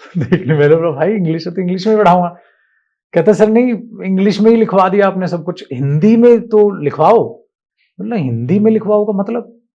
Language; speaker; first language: Hindi; native; Hindi